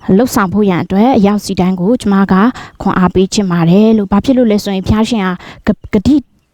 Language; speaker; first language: Burmese; non-native, local second language; Shan